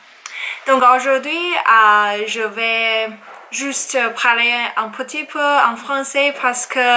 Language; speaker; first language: French; non-native, learner; Chinese